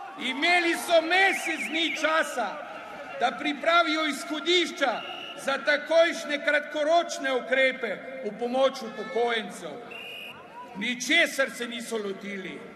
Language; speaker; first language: Slovenian; native; Slovenian